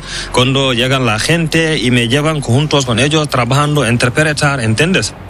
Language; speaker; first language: Spanish; non-native, learner; Fula